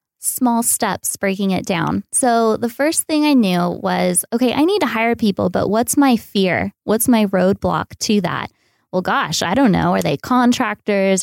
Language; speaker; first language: English; native; English